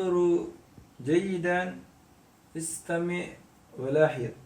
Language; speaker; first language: Arabic; non-native, fluent; Indonesian